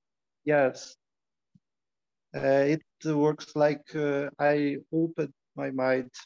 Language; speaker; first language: English; non-native, learner; Portuguese